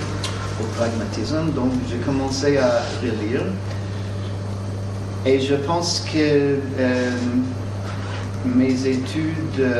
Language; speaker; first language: French; non-native, fluent; English